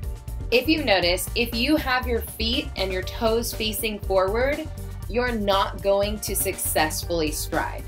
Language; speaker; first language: English; native; English